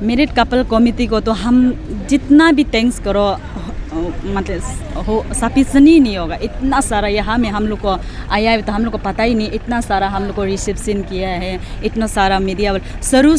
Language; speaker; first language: Hindi; non-native, local second language; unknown